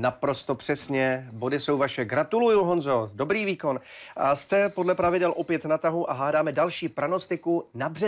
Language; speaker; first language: Czech; native; Czech